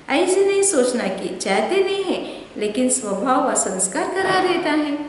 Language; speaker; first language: Hindi; non-native, local second language; Telugu